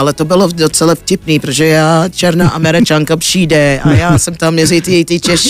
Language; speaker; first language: Czech; non-native, fluent; English